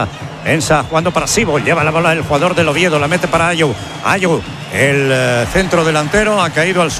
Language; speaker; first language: Spanish; native; Spanish